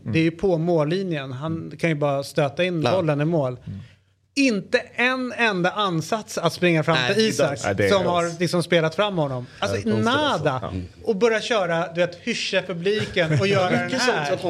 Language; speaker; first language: Swedish; native; Swedish